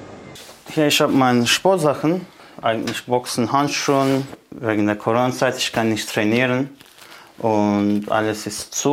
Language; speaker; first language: German; non-native, learner; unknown